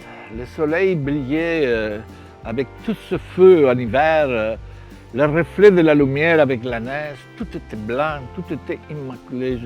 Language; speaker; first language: French; non-native, fluent; Spanish